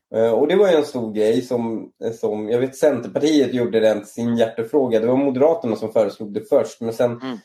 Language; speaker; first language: Swedish; early bilingual, other home language; Persian